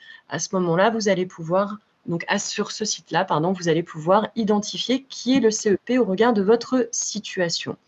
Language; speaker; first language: French; native; French